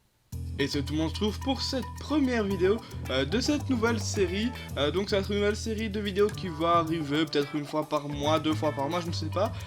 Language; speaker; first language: French; native; French